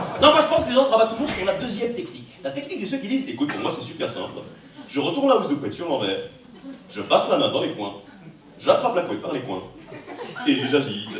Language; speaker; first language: French; native; French